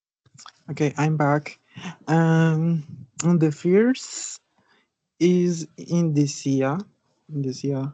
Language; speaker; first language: English; non-native, learner; Spanish